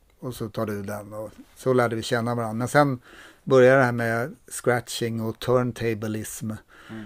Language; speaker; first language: Swedish; native; Swedish